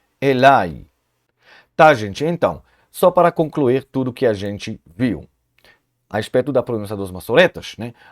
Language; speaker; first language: Portuguese; non-native, fluent; Hebrew